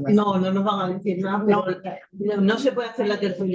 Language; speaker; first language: Spanish; native; Spanish